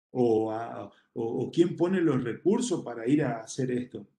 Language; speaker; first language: Spanish; native; Spanish